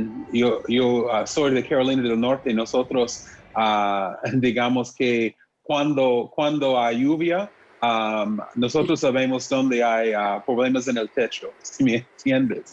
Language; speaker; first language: Spanish; non-native, fluent; English